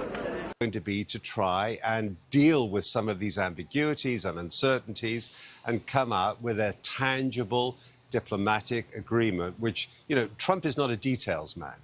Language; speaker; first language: English; native; English